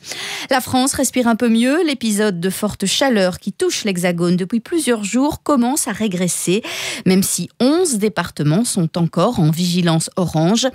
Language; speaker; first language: French; native; French